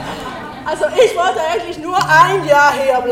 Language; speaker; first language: German; non-native, fluent; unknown